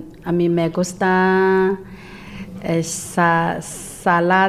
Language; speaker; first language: Spanish; non-native, learner; Chinese